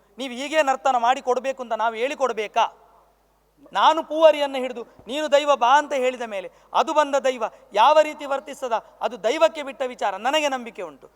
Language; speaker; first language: Kannada; non-native, local second language; Tulu